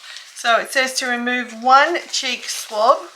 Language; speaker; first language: English; native; English